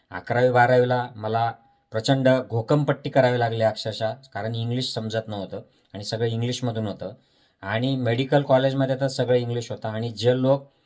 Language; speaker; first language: Marathi; native; Marathi